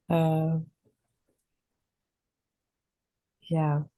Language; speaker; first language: English; non-native, learner; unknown